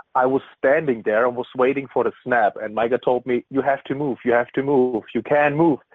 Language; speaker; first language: English; non-native, fluent; German